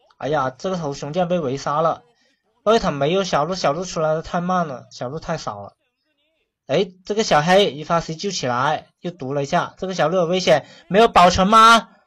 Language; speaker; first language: Chinese; non-native, local second language; Cantonese